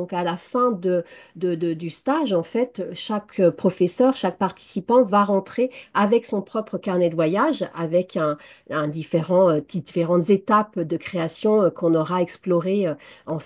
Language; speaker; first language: French; native; French